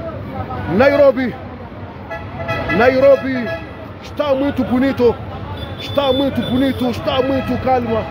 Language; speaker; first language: Portuguese; non-native, learner; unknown